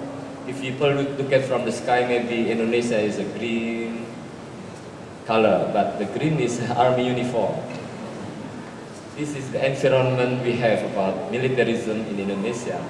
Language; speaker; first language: English; non-native, learner; Indonesian